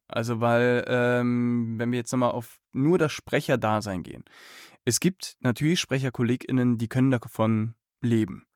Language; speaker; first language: German; native; German